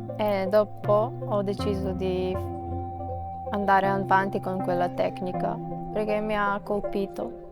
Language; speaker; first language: Italian; non-native, fluent; Macedonian